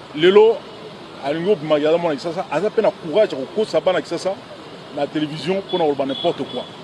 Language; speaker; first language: Lingala; native; Lingala